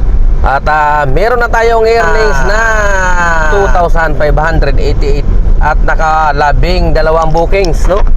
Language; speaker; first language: Filipino; native; Filipino